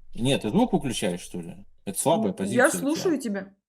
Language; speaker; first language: Russian; native; Russian